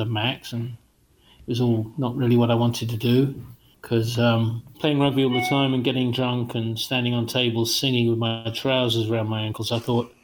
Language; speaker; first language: English; native; English